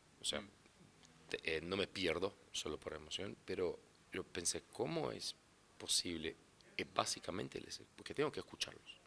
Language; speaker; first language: Spanish; non-native, fluent; Portuguese